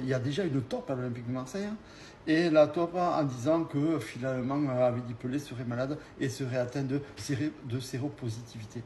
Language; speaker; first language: French; native; French